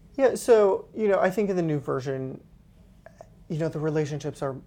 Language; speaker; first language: English; non-native, fluent; Hebrew